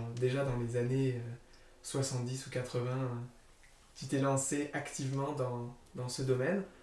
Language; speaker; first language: French; native; French